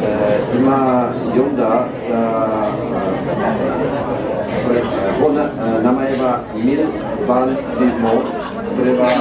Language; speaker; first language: Japanese; non-native, learner; Czech